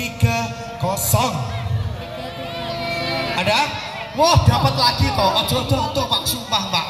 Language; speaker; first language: Indonesian; non-native, local second language; Javanese